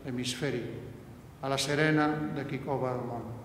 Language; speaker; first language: Catalan; non-native, local second language; Spanish